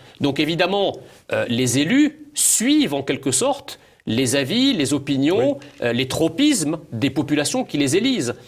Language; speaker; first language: French; early bilingual, other home language; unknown